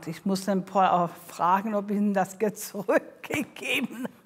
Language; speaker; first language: German; non-native, fluent; English